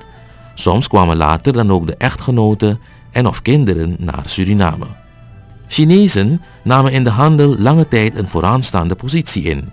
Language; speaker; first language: Dutch; native; Dutch